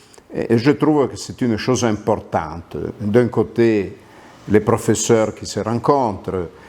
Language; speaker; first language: French; non-native, local second language; Italian